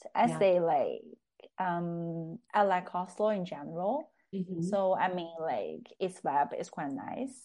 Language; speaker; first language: English; non-native, fluent; Chinese